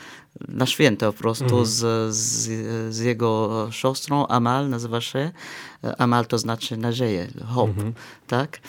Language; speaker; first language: Polish; non-native, fluent; Arabic